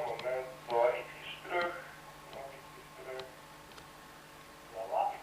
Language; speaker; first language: Dutch; native; Dutch